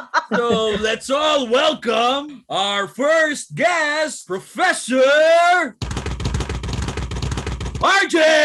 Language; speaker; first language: English; non-native, local second language; Filipino